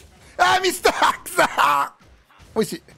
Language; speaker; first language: Japanese; native; Japanese